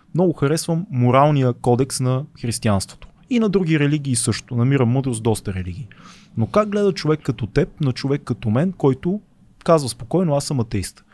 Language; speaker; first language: Bulgarian; native; Bulgarian